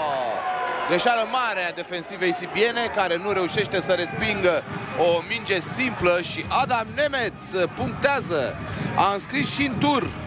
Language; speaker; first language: Romanian; native; Romanian